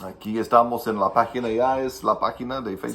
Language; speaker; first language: Spanish; non-native, fluent; English